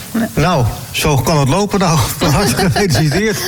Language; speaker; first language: Dutch; native; Dutch